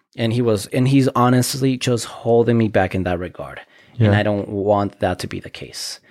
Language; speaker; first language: English; early bilingual, other home language; Spanish